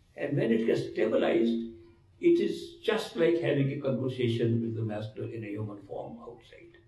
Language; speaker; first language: English; non-native, local second language; Hindi